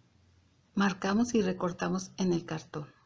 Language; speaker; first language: Spanish; native; Spanish